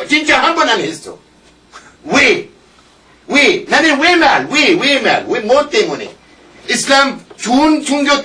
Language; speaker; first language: Korean; non-native, learner; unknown